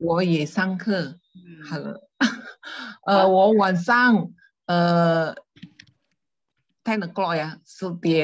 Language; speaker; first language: Chinese; non-native, learner; Indonesian